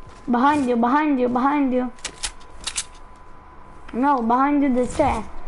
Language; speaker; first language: English; non-native, learner; Hebrew